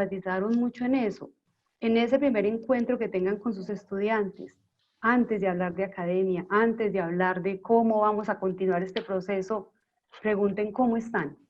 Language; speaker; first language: Spanish; native; Spanish